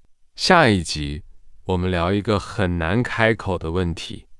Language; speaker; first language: Chinese; non-native, fluent; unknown